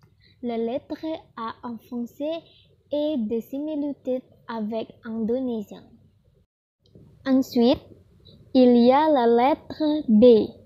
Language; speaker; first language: French; non-native, learner; Indonesian